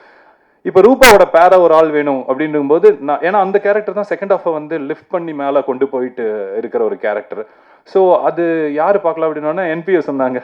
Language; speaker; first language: Tamil; native; Tamil